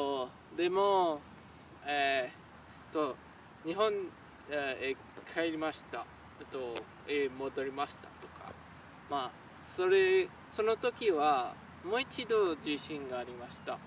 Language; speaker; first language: Japanese; non-native, learner; French